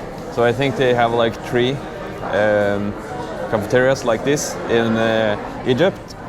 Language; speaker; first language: English; non-native, fluent; Norwegian